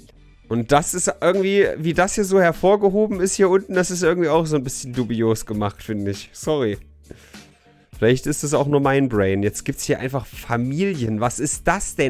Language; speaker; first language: German; native; German